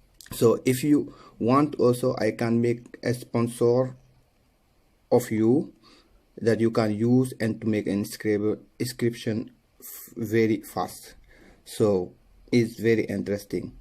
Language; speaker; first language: English; non-native, learner; Wolof